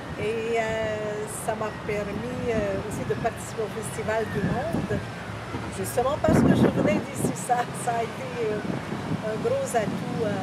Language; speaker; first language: French; non-native, local second language; Arabic